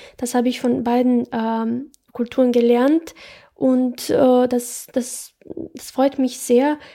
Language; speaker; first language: German; non-native, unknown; Bosnian